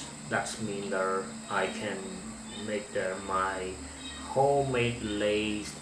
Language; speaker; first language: English; non-native, learner; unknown